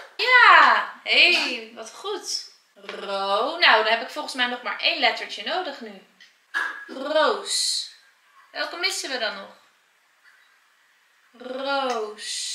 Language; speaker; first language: Dutch; native; Dutch